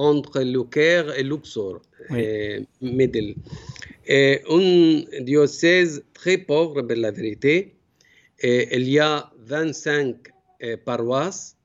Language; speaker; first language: French; non-native, learner; Arabic